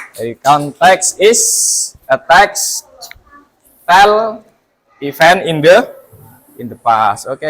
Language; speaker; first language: English; non-native, fluent; Indonesian